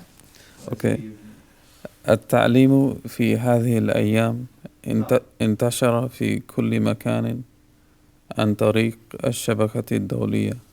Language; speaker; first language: Arabic; non-native, learner; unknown